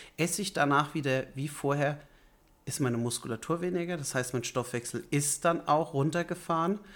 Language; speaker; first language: German; native; German